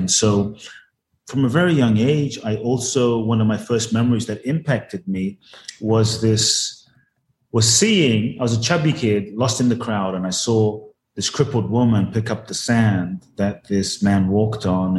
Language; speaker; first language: English; native; English